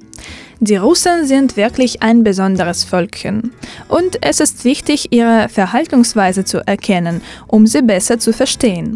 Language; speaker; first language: German; non-native, fluent; Russian